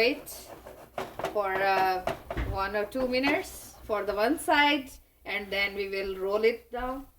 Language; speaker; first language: English; non-native, learner; Hindi